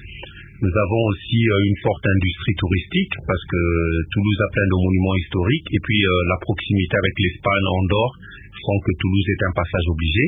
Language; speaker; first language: French; non-native, local second language; Lingala